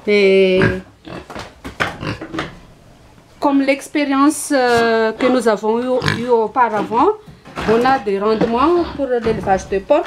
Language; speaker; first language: French; non-native, local second language; Malagasy